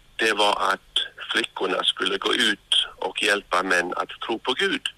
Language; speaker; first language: Swedish; non-native, fluent; Norwegian